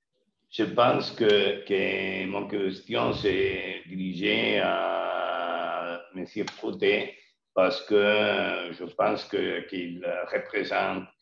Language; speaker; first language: French; non-native, learner; Spanish